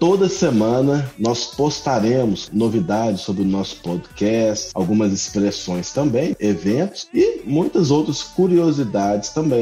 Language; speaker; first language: Portuguese; native; Portuguese